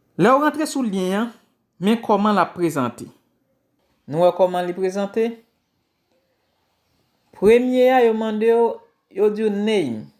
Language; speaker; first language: French; non-native, local second language; Haitian Creole